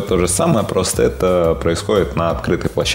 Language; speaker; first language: Russian; native; Russian